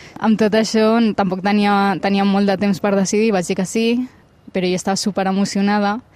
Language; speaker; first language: Catalan; early bilingual, other home language; Punjabi